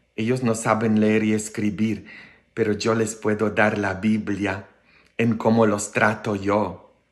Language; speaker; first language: Spanish; non-native, fluent; Polish